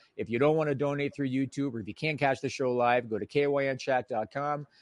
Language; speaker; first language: English; native; English